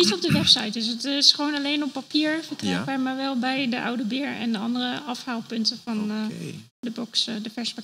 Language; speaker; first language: Dutch; native; Dutch